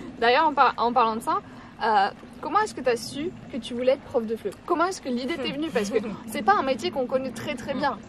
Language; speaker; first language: French; native; French